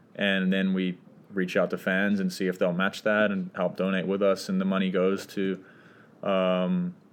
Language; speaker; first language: English; native; English